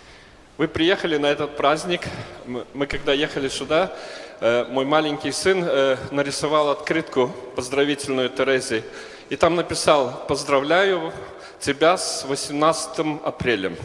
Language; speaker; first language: Russian; non-native, local second language; Latvian